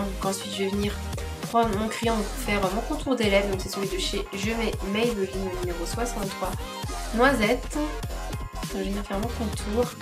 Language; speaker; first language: French; native; French